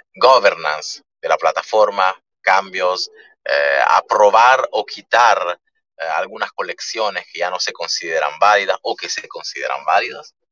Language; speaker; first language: Spanish; early bilingual, other home language; Italian